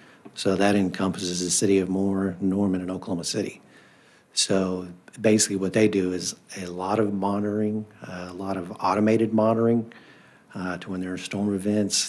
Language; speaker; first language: English; native; English